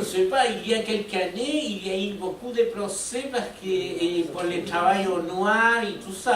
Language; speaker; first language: French; non-native, fluent; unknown